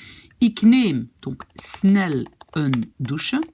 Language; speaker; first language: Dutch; non-native, fluent; French